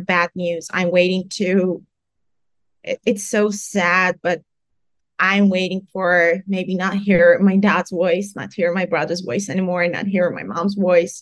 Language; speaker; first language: English; non-native, fluent; Persian